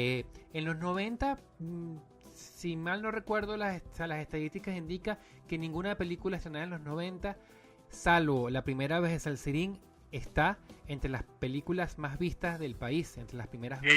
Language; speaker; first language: Spanish; native; Spanish